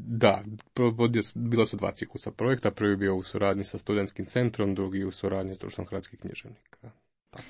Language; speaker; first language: Croatian; native; Croatian